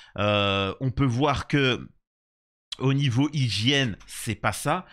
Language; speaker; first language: French; native; French